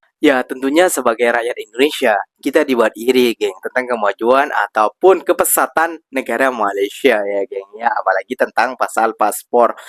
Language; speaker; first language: Indonesian; native; Indonesian